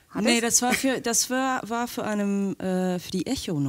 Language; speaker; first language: German; non-native, fluent; English